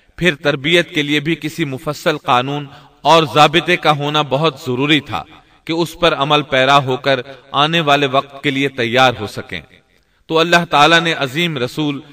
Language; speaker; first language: Urdu; native; Urdu